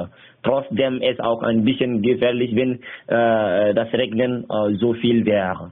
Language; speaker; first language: German; non-native, learner; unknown